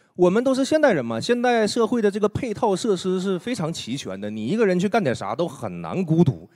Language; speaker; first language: Chinese; native; Chinese